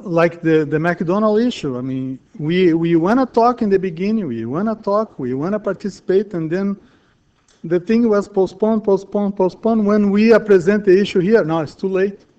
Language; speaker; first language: English; non-native, fluent; Portuguese